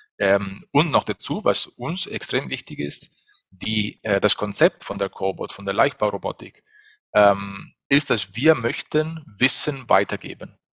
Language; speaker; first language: German; non-native, fluent; Italian